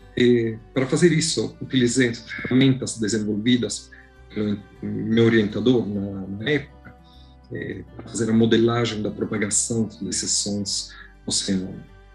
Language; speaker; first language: Portuguese; non-native, fluent; Italian